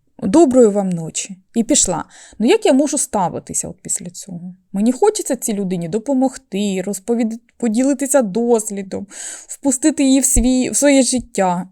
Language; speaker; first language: Ukrainian; native; Ukrainian